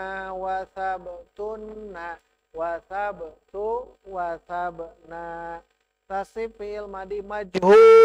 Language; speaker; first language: Arabic; non-native, fluent; Indonesian